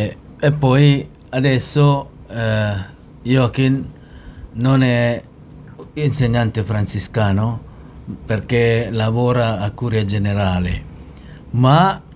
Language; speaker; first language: Italian; non-native, learner; Indonesian